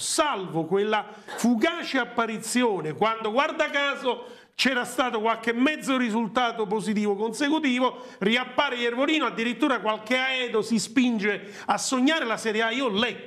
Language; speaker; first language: Italian; native; Italian